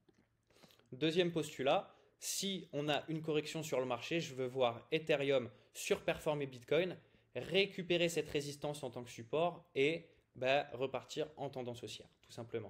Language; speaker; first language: French; native; French